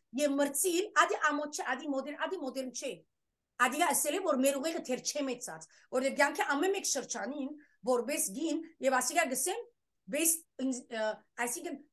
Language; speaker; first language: Armenian; early bilingual, heritage; Armenian